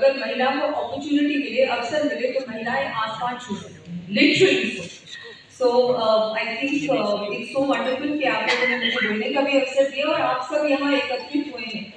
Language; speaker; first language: Hindi; native; Hindi